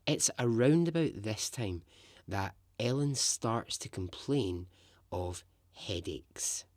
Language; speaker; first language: English; native; English